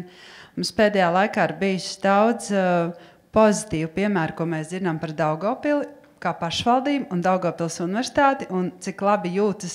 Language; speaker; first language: Latvian; native; Latvian